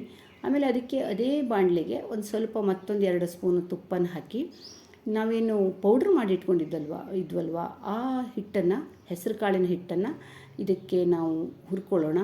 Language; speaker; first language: Kannada; native; Kannada